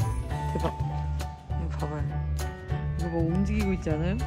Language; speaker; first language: Korean; non-native, fluent; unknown